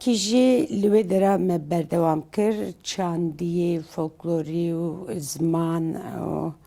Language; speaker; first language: Kurdish; non-native, local second language; Turkish